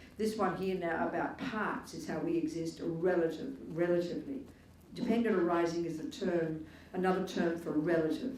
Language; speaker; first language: English; native; English